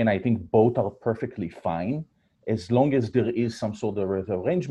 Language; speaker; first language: English; non-native, fluent; Hebrew